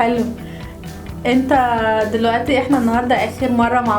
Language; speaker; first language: Arabic; native; Arabic